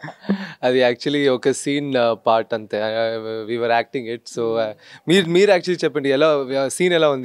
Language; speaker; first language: Telugu; non-native, local second language; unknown